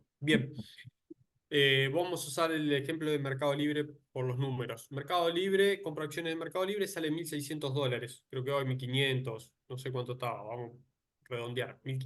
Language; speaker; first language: Spanish; native; Spanish